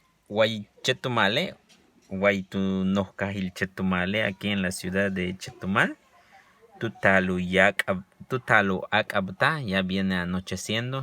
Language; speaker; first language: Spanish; non-native, local second language; Yucateco